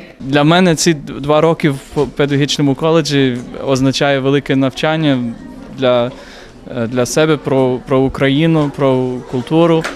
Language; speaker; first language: Ukrainian; non-native, learner; English